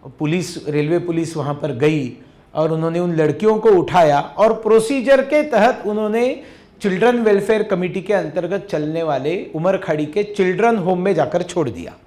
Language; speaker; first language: Hindi; non-native, local second language; Marathi